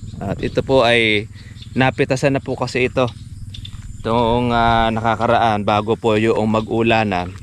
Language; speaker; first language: Filipino; native; Filipino